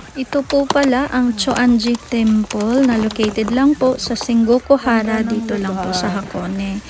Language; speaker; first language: Filipino; native; Filipino